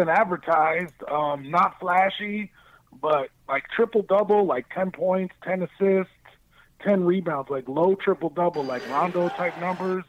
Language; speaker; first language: English; native; English